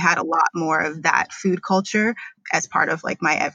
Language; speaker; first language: English; native; English